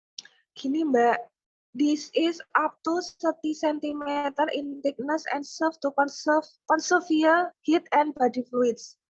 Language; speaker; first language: English; non-native, fluent; Indonesian